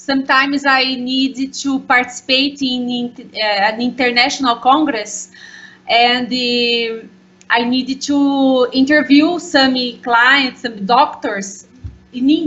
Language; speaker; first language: English; non-native, learner; Portuguese